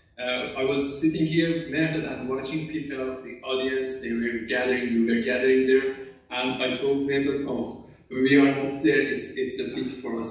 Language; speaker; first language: English; non-native, fluent; Persian